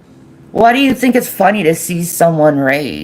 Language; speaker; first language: English; native; English